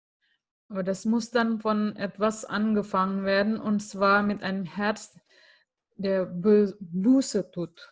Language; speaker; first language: German; non-native, fluent; Indonesian